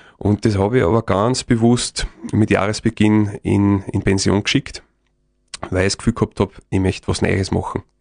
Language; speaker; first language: German; native; German